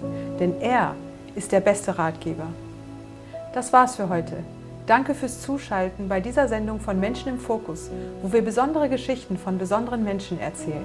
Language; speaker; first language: German; native; German